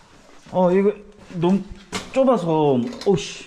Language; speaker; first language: Korean; native; Korean